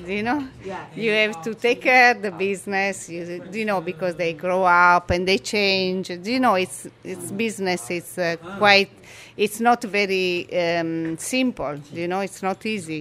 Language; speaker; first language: English; non-native, learner; Italian